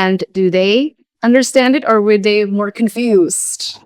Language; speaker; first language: English; non-native, fluent; Indonesian